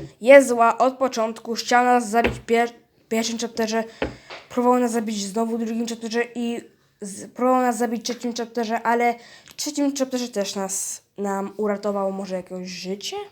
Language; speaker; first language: Polish; early bilingual, heritage; Polish